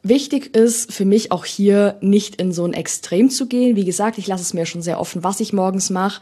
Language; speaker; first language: German; native; German